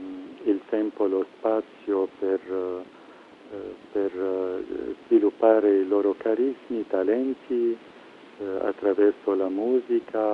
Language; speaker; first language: Italian; non-native, fluent; Arabic